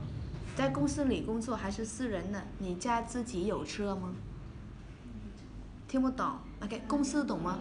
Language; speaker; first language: Chinese; non-native, fluent; Vietnamese